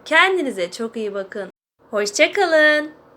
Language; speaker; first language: Turkish; native; Turkish